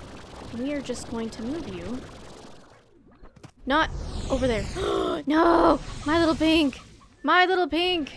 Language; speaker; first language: English; native; English